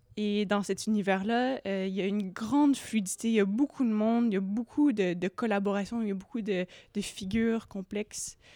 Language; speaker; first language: French; native; French